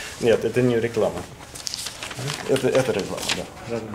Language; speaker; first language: Russian; non-native, fluent; Norwegian